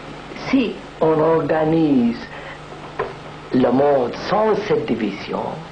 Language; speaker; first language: French; non-native, fluent; Telugu